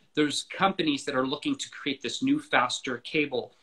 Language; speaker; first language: English; native; English